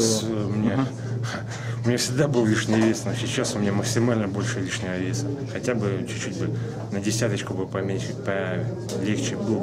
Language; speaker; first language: Russian; native; Russian